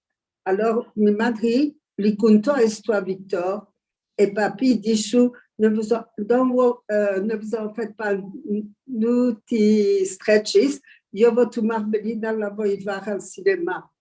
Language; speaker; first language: Spanish; early bilingual, heritage; Ladino